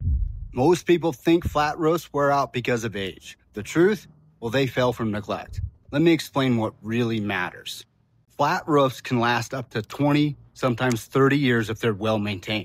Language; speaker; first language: English; native; English